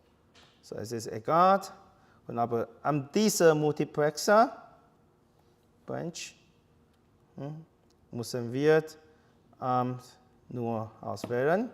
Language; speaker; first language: German; non-native, fluent; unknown